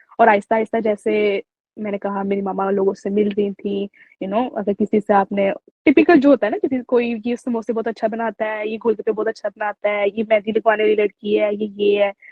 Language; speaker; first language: Urdu; native; Urdu